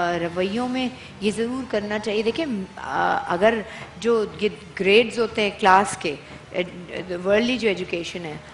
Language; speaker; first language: Urdu; native; Urdu